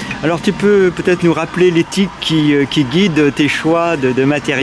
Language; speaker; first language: French; native; French